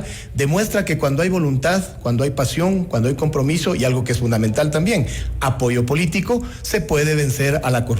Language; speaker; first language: Spanish; native; Spanish